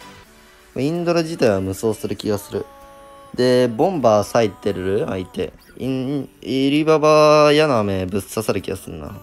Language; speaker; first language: Japanese; native; Japanese